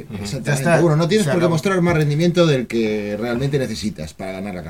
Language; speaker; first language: Spanish; native; Spanish